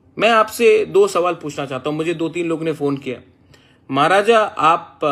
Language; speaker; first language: Hindi; non-native, local second language; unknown